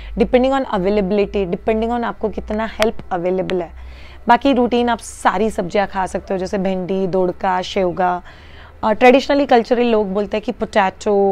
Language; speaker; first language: Hindi; native; Hindi